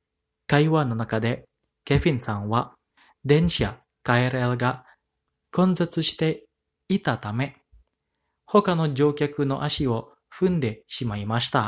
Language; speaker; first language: Japanese; non-native, fluent; Indonesian